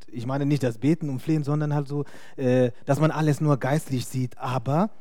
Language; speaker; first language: German; non-native, fluent; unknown